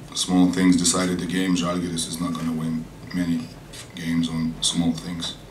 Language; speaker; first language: English; non-native, fluent; Lithuanian